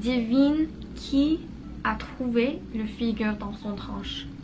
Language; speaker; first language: French; non-native, learner; Spanish